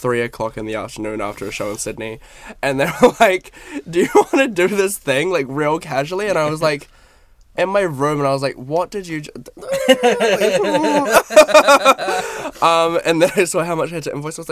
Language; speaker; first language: English; native; English